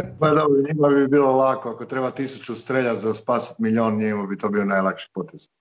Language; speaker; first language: Croatian; native; Croatian